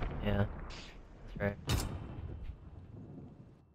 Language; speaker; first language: English; native; English